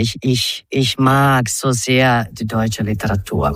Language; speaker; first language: German; non-native, fluent; Croatian